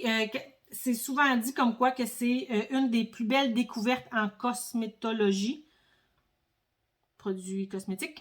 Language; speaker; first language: French; native; French